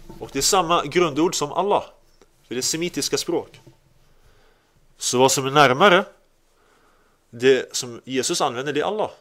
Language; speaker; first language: Swedish; early bilingual, other home language; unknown